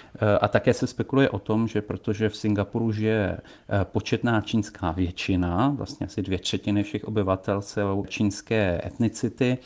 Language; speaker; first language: Czech; native; Czech